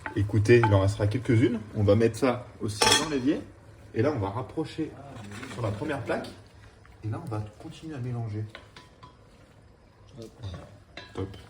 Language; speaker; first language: French; native; French